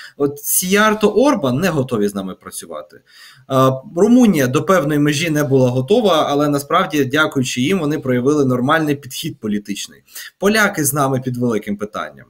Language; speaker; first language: Ukrainian; native; Ukrainian